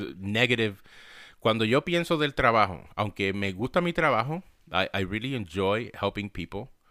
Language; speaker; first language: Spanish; early bilingual, heritage; Spanish